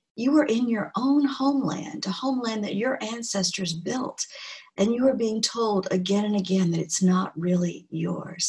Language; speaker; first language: English; native; English